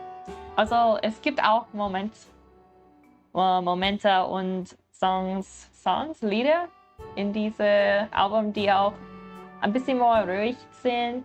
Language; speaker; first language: German; non-native, learner; English